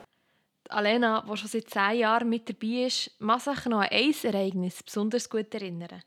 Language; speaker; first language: German; native; German